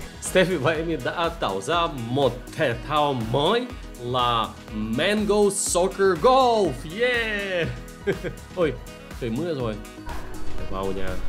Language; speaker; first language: Vietnamese; non-native, learner; Russian